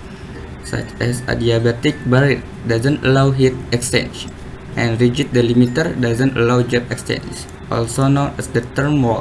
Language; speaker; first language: English; non-native, learner; Indonesian